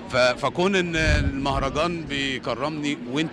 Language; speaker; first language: Arabic; native; Arabic